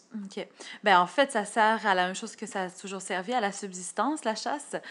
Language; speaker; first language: French; native; French